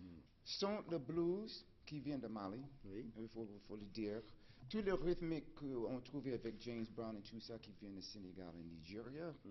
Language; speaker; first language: French; non-native, fluent; English